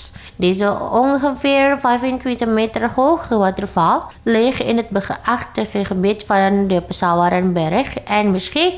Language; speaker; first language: Dutch; non-native, fluent; Indonesian